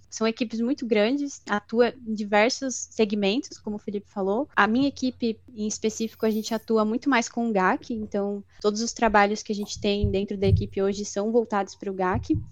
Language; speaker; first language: Portuguese; native; Portuguese